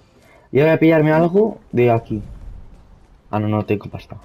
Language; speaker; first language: Spanish; native; Spanish